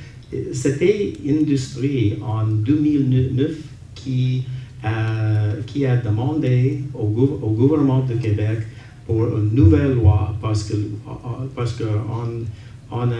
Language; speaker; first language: French; non-native, learner; English